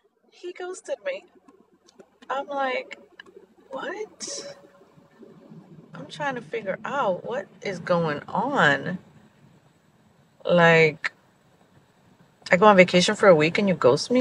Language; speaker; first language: English; early bilingual, other home language; Spanish